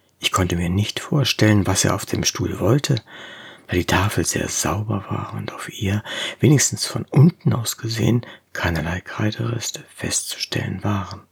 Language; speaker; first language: German; native; German